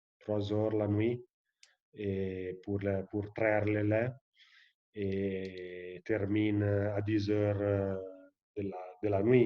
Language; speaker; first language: French; non-native, fluent; Italian